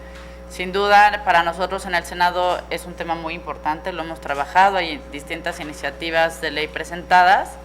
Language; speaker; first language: Spanish; native; Spanish